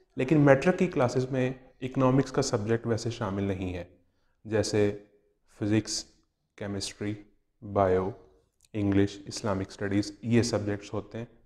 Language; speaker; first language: Urdu; non-native, local second language; Punjabi